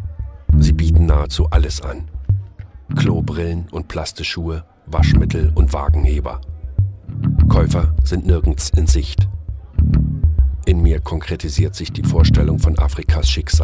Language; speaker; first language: German; native; German